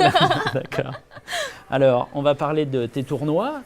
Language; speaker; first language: French; native; French